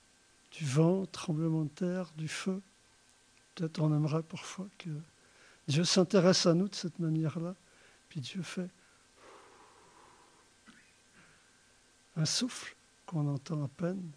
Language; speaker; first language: French; native; French